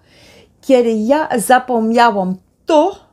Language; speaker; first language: Polish; non-native, learner; Dutch